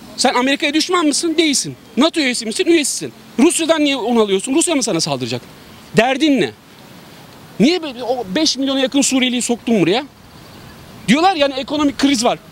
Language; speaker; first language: Turkish; native; Turkish